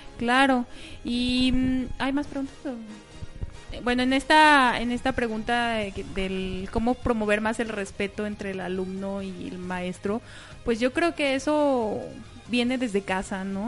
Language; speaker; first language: Spanish; native; Spanish